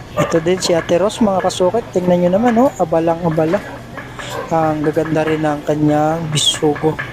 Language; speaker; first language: Filipino; native; Filipino